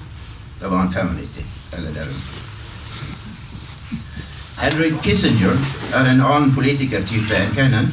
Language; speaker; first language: Norwegian; native; Norwegian